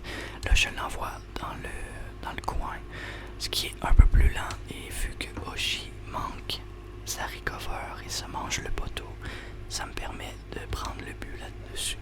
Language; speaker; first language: French; native; French